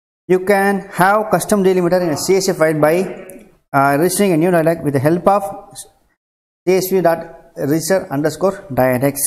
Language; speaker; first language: English; non-native, local second language; Tamil